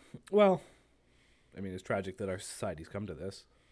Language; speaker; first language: English; native; English